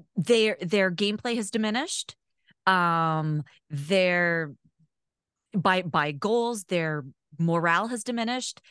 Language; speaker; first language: English; native; English